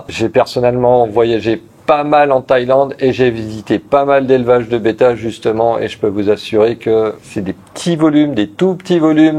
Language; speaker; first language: French; native; French